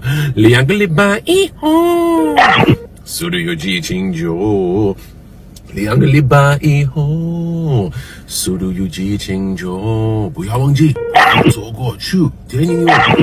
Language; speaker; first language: Chinese; non-native, learner; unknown